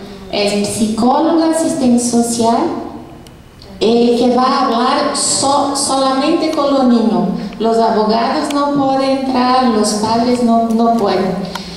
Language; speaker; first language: Spanish; non-native, fluent; Portuguese